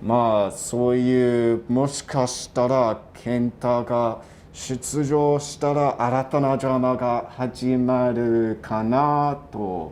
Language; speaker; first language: Japanese; non-native, fluent; English